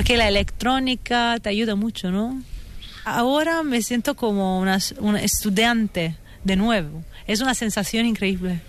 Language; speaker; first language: Spanish; non-native, fluent; Italian